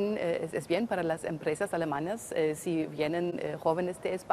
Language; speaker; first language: Spanish; non-native, fluent; German